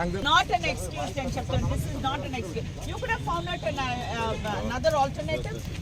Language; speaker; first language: English; non-native, local second language; Telugu